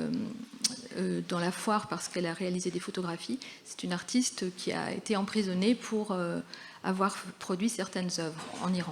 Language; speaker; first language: French; native; French